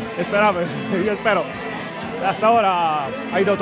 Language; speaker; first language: Spanish; non-native, fluent; Italian